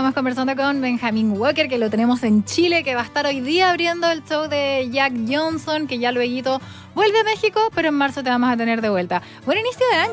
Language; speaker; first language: Spanish; native; Spanish